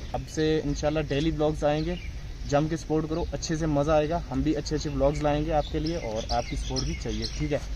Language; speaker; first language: Hindi; native; Hindi